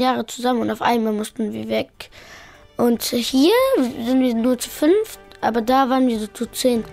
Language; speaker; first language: German; early bilingual, other home language; Pashto